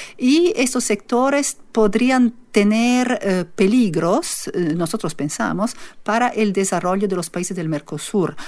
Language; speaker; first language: Spanish; non-native, fluent; Italian